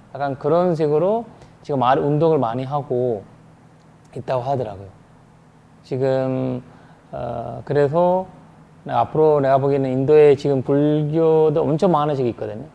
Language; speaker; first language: Korean; non-native, fluent; Sinhala